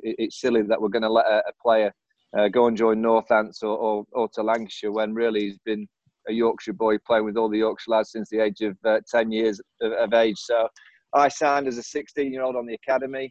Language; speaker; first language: English; native; English